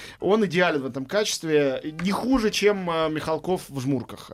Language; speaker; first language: Russian; native; Russian